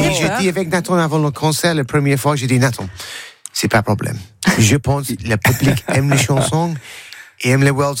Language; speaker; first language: French; non-native, learner; English